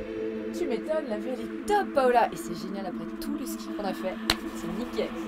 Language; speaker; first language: French; native; French